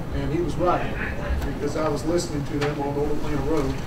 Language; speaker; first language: English; native; English